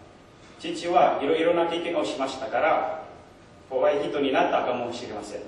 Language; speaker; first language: Japanese; non-native, learner; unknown